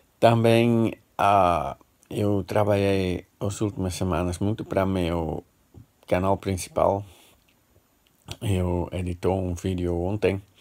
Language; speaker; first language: Portuguese; non-native, learner; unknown